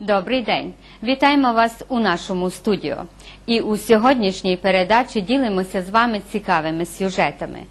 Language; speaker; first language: Ukrainian; early bilingual, heritage; Ukrainian